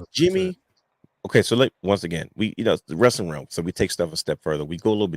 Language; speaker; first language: English; native; English